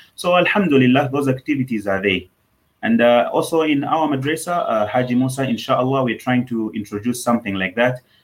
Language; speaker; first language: English; non-native, local second language; Nyanja